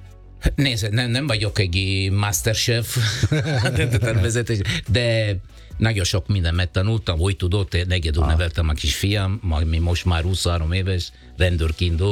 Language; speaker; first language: Hungarian; non-native, fluent; Italian